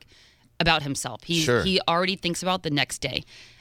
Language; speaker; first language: English; native; English